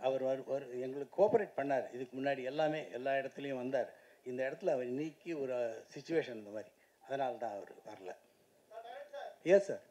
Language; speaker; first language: Tamil; native; Tamil